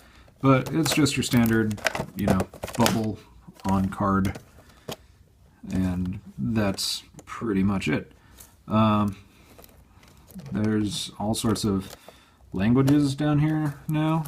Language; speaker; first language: English; native; English